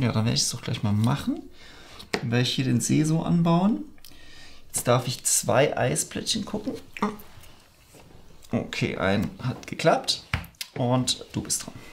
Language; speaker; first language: German; native; German